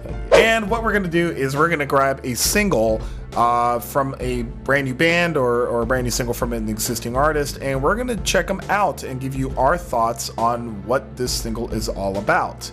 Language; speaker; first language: English; native; English